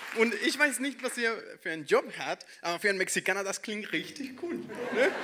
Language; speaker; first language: German; non-native, fluent; Spanish